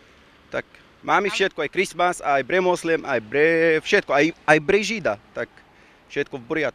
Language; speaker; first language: Slovak; non-native, learner; Arabic